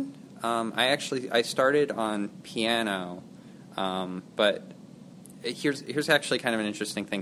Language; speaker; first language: English; native; English